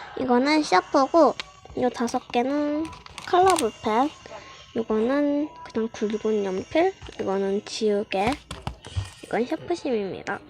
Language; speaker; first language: Korean; native; Korean